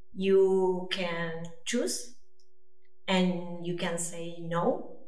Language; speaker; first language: English; non-native, fluent; Spanish